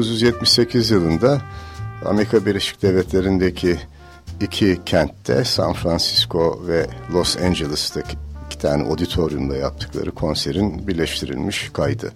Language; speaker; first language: Turkish; native; Turkish